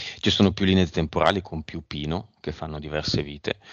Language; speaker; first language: Italian; native; Italian